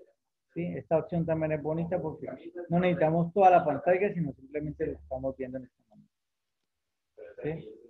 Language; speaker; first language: Spanish; native; Spanish